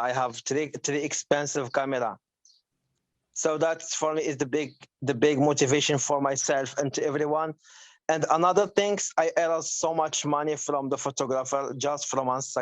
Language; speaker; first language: English; non-native, learner; Arabic